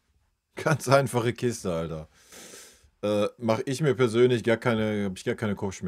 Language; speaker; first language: German; native; German